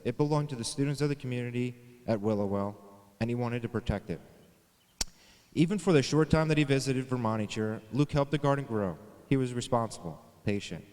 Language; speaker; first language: English; native; English